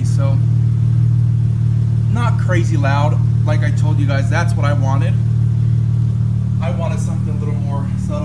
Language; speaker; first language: English; native; English